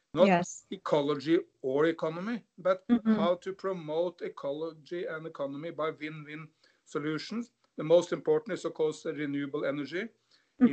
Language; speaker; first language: English; non-native, fluent; Norwegian